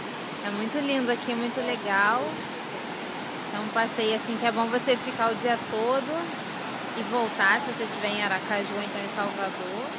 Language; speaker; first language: Portuguese; native; Portuguese